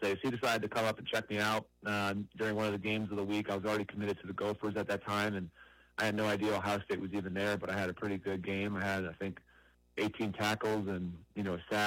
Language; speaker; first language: English; native; English